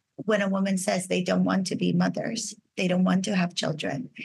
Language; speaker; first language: English; non-native, fluent; Portuguese